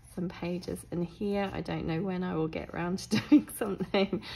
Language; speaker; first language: English; native; English